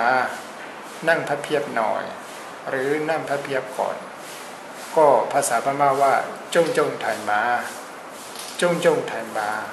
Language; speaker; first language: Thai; non-native, fluent; Burmese